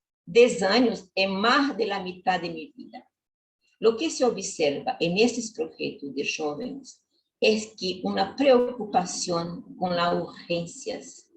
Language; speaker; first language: Spanish; non-native, learner; Portuguese